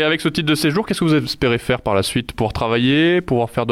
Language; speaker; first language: French; native; French